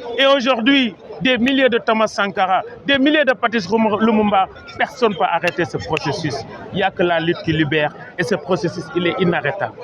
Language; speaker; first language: French; non-native, local second language; Wolof